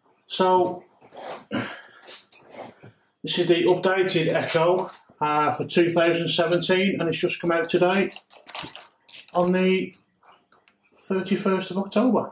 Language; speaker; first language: English; native; English